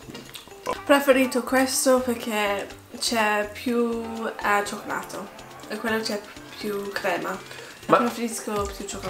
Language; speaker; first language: Italian; non-native, fluent; English